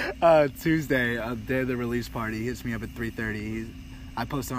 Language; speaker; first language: English; native; English